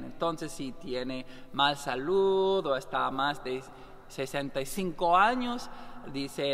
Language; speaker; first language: Spanish; non-native, learner; English